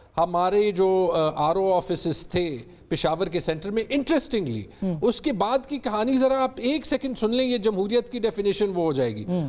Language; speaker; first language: Urdu; non-native, local second language; Pashto